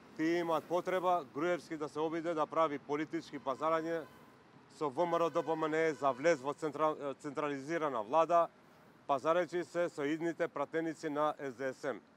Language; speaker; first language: Macedonian; non-native, local second language; Albanian